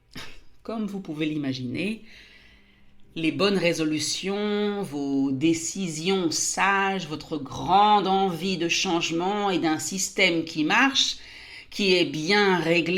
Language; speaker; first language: French; native; French